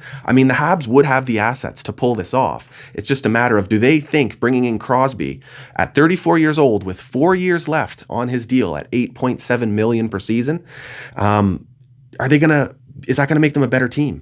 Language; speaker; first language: English; native; English